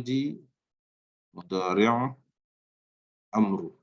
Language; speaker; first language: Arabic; non-native, fluent; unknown